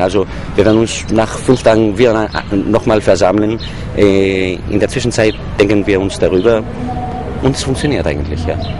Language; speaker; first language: German; non-native, fluent; Greek